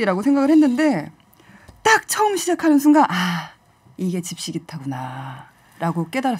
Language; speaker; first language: Korean; native; Korean